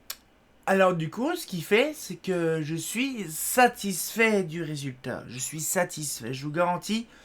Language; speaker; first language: French; native; French